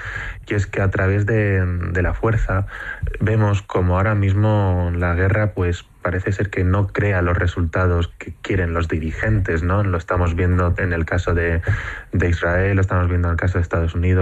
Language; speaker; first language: Spanish; native; Spanish